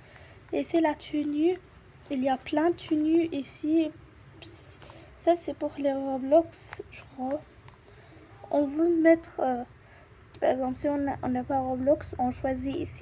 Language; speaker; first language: French; non-native, learner; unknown